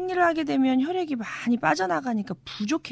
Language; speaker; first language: Korean; native; Korean